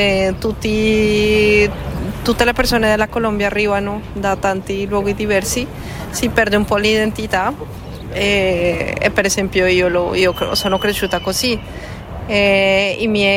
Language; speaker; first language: Italian; non-native, fluent; Spanish